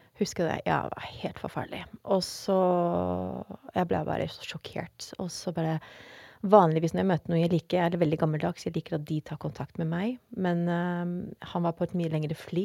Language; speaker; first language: Norwegian; non-native, fluent; Dutch